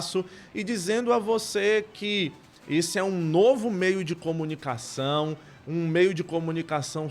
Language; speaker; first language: Portuguese; native; Portuguese